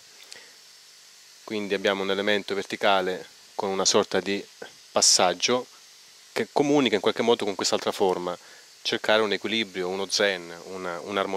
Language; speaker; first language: Italian; native; Italian